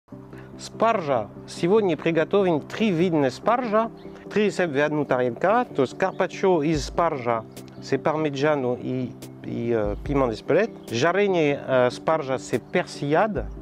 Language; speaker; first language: Russian; non-native, learner; French